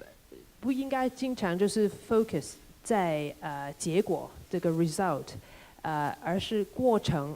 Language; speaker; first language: Chinese; non-native, local second language; Cantonese